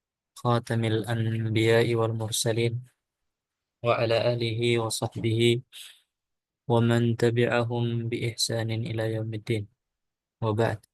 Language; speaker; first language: Arabic; non-native, fluent; Indonesian